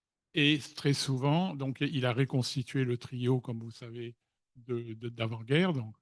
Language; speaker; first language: French; native; French